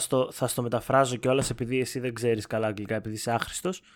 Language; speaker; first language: Greek; native; Greek